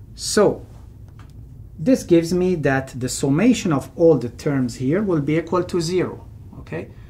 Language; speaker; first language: English; non-native, fluent; Arabic